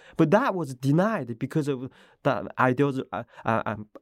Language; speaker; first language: English; non-native, learner; Korean